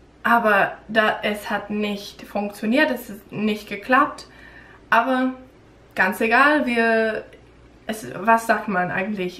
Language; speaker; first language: German; non-native, learner; English